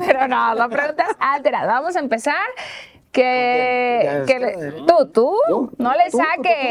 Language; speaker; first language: Spanish; native; Spanish